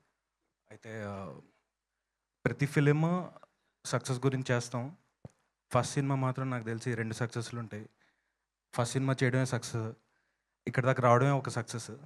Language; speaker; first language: Telugu; native; Telugu